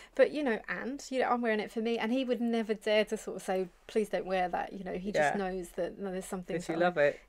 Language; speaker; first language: English; native; English